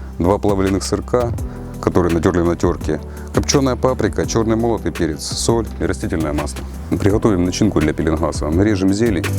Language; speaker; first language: Russian; native; Russian